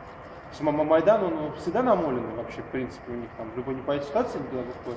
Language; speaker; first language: Russian; native; Russian